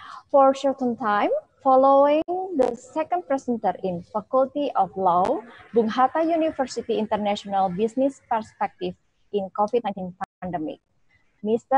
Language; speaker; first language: English; non-native, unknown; Indonesian